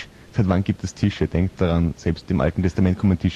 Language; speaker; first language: German; native; German